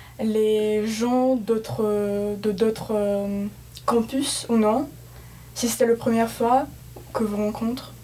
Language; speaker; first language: French; non-native, fluent; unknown